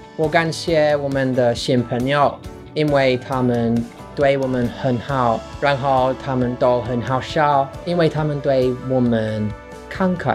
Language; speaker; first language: Chinese; non-native, fluent; English